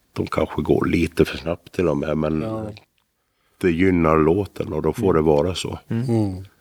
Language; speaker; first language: Swedish; native; Swedish